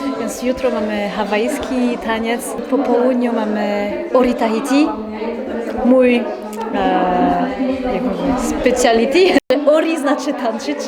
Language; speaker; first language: Polish; non-native, learner; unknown